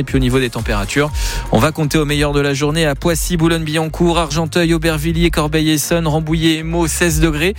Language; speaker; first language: French; native; French